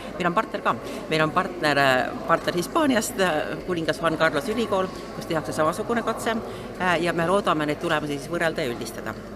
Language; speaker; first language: Estonian; native; Estonian